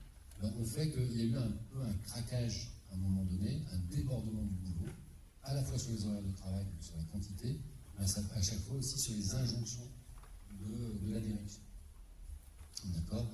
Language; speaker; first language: French; native; French